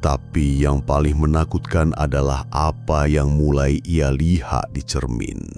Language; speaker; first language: Indonesian; native; Indonesian